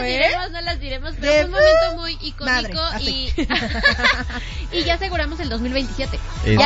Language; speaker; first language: Spanish; native; Spanish